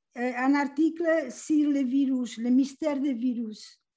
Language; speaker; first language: French; non-native, fluent; Spanish